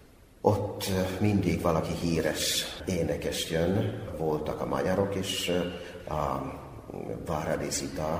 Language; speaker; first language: Hungarian; non-native, fluent; Finnish